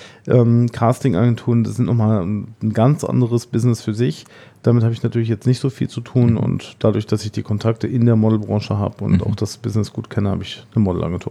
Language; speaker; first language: German; native; German